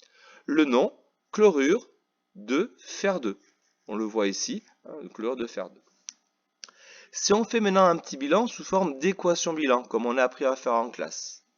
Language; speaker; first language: French; native; French